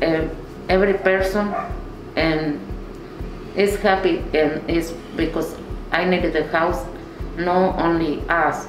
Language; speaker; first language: English; non-native, learner; Spanish